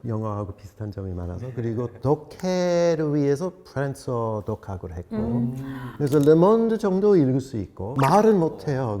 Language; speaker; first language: Korean; non-native, fluent; English